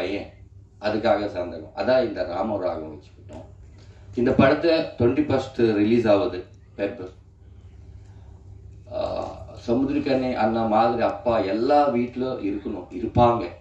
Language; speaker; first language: Tamil; non-native, learner; Telugu